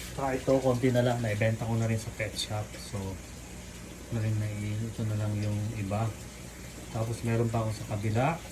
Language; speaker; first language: Filipino; native; Filipino